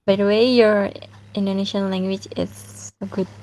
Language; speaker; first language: English; non-native, learner; Indonesian